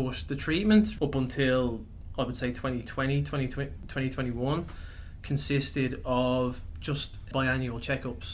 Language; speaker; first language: English; native; English